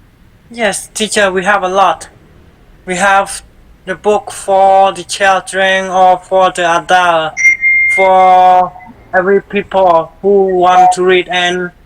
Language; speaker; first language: English; non-native, learner; Khmer